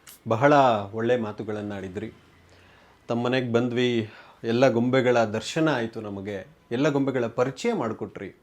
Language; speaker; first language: Kannada; native; Kannada